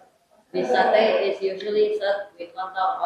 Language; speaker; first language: English; non-native, learner; Indonesian